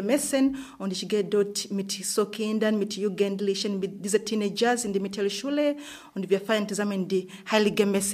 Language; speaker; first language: German; non-native, learner; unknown